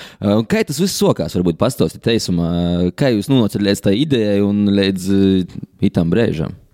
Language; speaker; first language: Latvian; native; Latvian